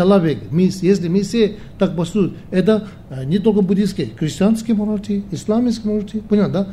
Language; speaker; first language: Russian; non-native, learner; Tibetan